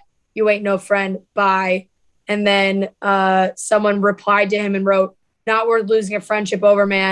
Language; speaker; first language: English; native; English